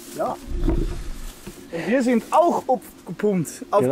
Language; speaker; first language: German; non-native, learner; Dutch